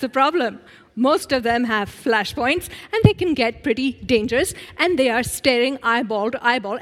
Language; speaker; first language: English; non-native, local second language; Urdu